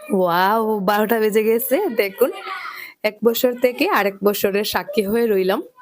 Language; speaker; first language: Bangla; non-native, local second language; Sylheti